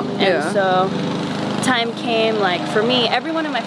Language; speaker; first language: English; early bilingual, other home language; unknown